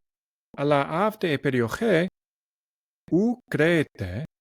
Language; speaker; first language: Greek; non-native, learner; English